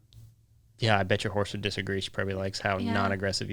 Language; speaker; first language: English; native; English